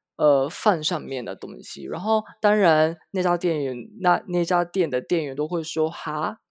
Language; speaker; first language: Chinese; non-native, fluent; Japanese